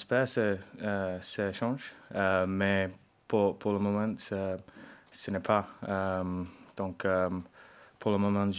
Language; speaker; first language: French; non-native, learner; English